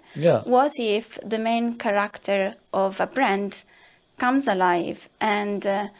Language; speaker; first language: English; non-native, fluent; Italian